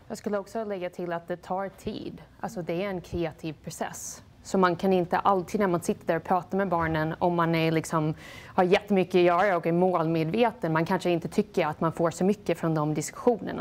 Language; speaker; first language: Swedish; non-native, fluent; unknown